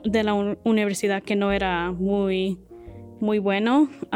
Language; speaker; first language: Spanish; early bilingual, heritage; Spanish